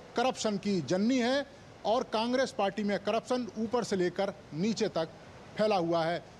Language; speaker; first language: Hindi; native; Hindi